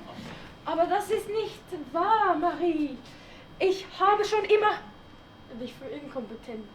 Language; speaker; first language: German; non-native, learner; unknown